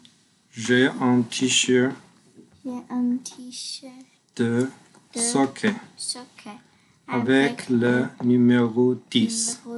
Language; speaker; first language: French; non-native, learner; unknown